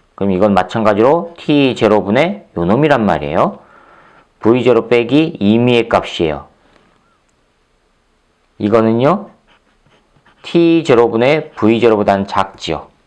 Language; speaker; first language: Korean; native; Korean